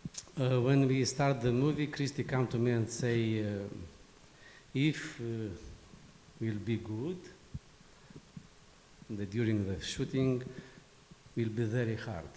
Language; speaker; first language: English; non-native, fluent; Romanian